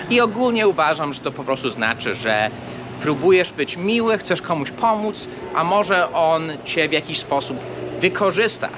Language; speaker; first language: Polish; non-native, fluent; English